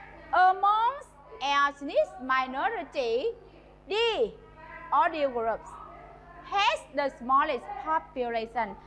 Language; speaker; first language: English; non-native, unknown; Vietnamese